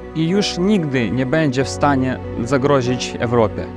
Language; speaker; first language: Polish; non-native, fluent; Ukrainian